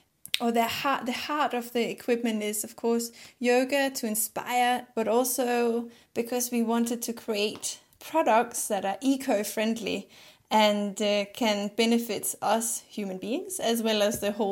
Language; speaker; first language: English; non-native, fluent; Danish